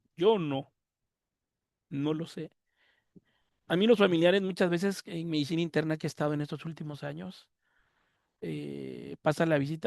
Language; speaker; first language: Spanish; native; Spanish